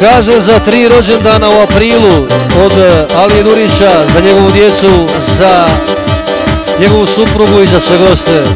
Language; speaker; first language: Bosnian; native; Bosnian